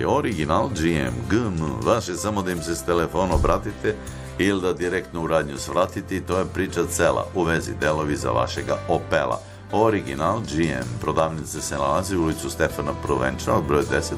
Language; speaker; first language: Serbian; native; Serbian